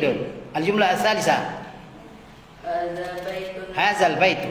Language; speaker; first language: Arabic; non-native, fluent; Indonesian